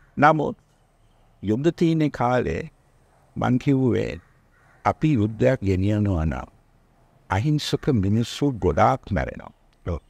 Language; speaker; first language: Sinhala; non-native, local second language; Tamil